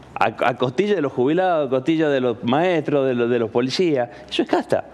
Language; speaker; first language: Spanish; native; Spanish